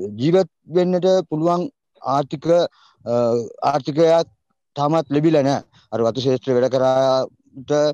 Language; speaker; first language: Sinhala; non-native, local second language; Tamil